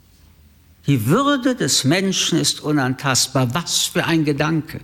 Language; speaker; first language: German; early bilingual, other home language; French